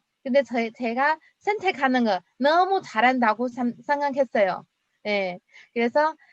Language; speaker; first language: Korean; non-native, fluent; Chinese